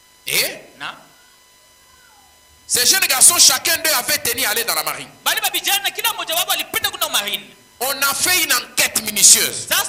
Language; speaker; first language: French; non-native, local second language; Swahili